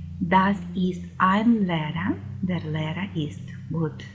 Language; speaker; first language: German; non-native, fluent; Ukrainian